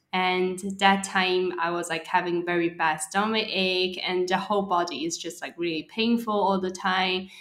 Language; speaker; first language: English; non-native, local second language; Cantonese